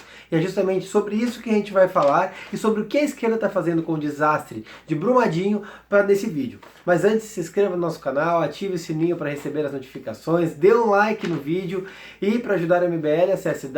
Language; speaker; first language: Portuguese; native; Portuguese